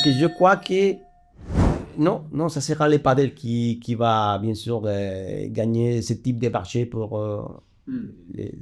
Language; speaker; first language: French; non-native, fluent; Spanish